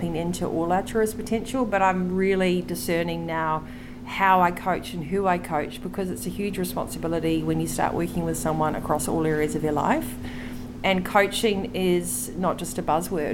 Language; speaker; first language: English; native; English